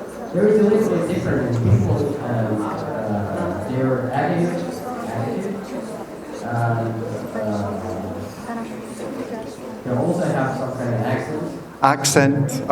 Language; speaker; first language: English; non-native, learner; Uzbek